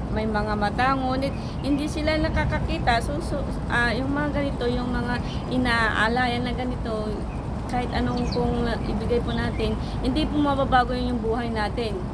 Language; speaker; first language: Filipino; non-native, local second language; Iloko